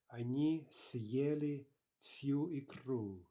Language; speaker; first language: Russian; non-native, fluent; English